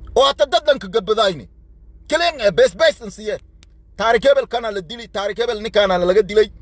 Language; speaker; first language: Somali; non-native, local second language; Swahili